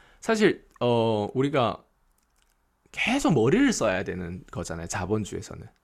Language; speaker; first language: Korean; native; Korean